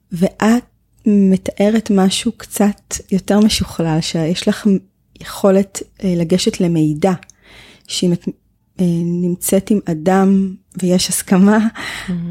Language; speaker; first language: Hebrew; native; Hebrew